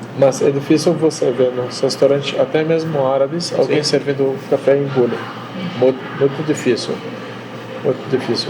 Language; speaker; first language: Portuguese; non-native, fluent; Arabic